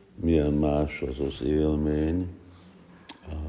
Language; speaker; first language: Hungarian; early bilingual, heritage; Hungarian